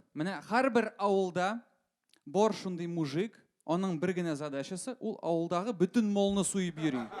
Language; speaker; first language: Tatar; non-native, local second language; Russian